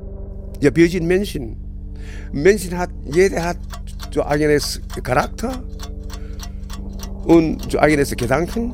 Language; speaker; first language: German; non-native, learner; Korean